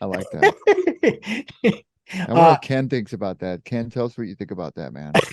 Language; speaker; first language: English; native; English